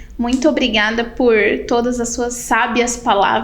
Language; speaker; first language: Portuguese; native; Portuguese